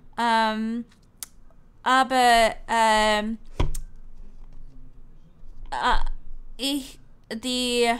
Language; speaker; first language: German; non-native, learner; English